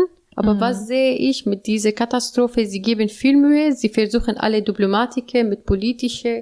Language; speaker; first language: German; non-native, learner; Arabic